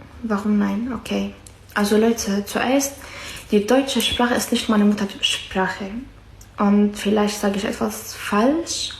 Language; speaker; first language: German; non-native, fluent; Arabic